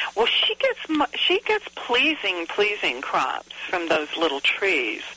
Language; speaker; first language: English; native; English